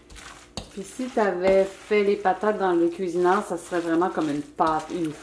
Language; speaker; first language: French; native; French